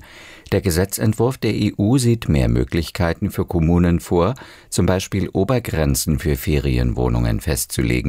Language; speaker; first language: German; native; German